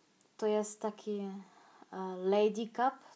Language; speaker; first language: Polish; non-native, learner; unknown